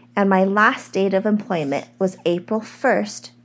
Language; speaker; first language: English; native; English